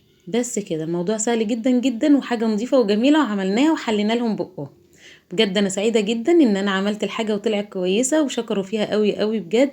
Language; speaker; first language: Arabic; native; Arabic